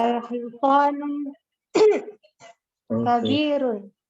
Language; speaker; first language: Arabic; non-native, learner; Indonesian